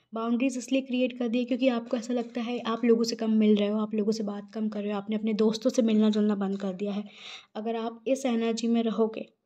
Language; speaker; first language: Hindi; native; Hindi